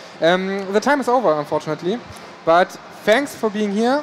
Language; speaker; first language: English; non-native, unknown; German